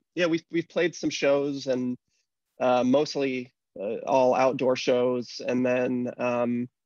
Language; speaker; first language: English; native; English